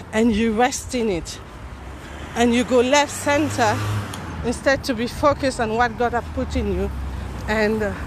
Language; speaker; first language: English; non-native, fluent; Haitian Creole